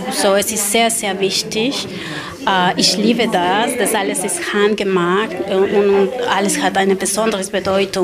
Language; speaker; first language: German; non-native, learner; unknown